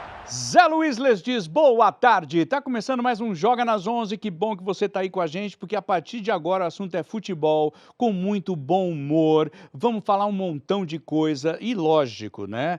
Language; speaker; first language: Portuguese; native; Portuguese